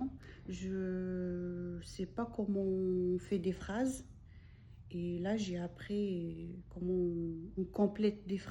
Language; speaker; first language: French; non-native, learner; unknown